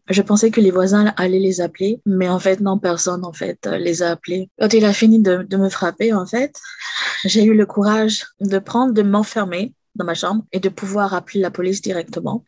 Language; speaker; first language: French; native; French